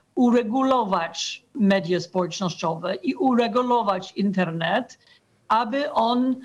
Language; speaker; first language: Polish; non-native, fluent; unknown